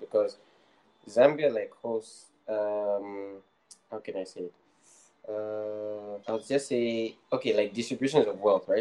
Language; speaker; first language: English; non-native, local second language; Nyanja